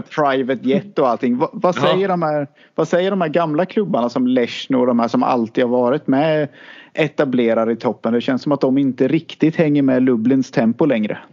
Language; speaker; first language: Swedish; native; Swedish